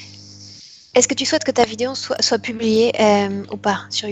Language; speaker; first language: French; native; French